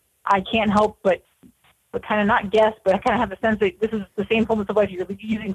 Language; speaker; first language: English; native; English